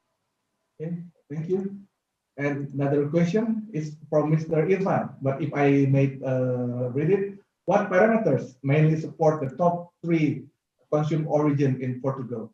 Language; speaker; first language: English; non-native, fluent; Indonesian